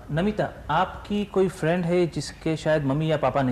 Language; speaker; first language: Hindi; native; Hindi